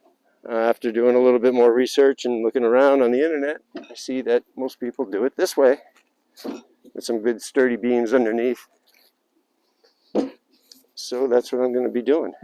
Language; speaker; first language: English; native; English